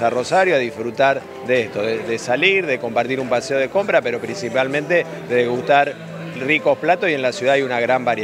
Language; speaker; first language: Spanish; native; Spanish